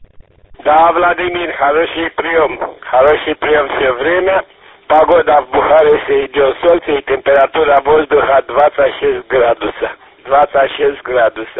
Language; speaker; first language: Russian; non-native, learner; Romanian